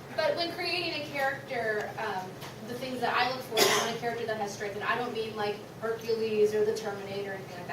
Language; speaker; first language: English; native; English